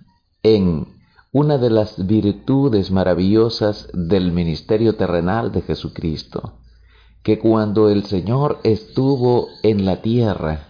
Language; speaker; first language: Spanish; native; Spanish